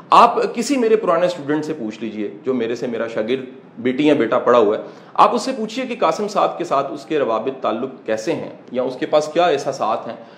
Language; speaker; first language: Urdu; non-native, local second language; Punjabi